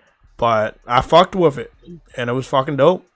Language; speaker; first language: English; native; English